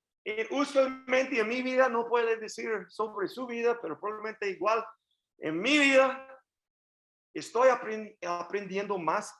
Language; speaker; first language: Spanish; non-native, learner; English